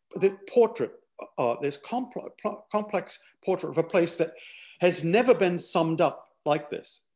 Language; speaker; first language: English; native; English